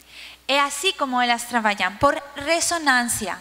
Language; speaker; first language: Portuguese; non-native, learner; Spanish